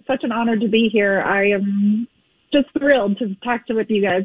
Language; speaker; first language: English; native; English